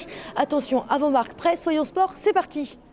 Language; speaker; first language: French; native; French